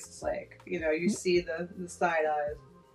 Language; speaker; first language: English; native; English